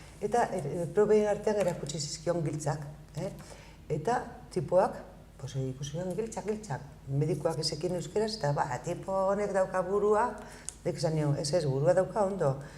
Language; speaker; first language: Basque; non-native, local second language; Spanish